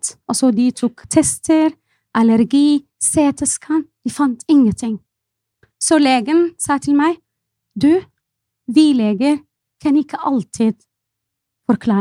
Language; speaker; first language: Norwegian; non-native, fluent; Arabic